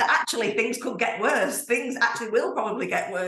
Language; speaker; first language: English; native; English